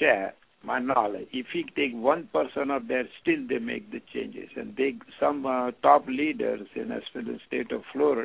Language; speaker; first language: English; non-native, local second language; Gujarati